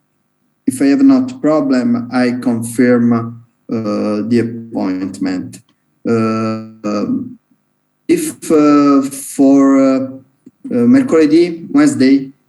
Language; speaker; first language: English; non-native, learner; Italian